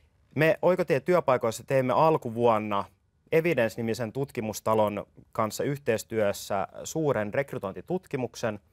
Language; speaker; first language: Finnish; native; Finnish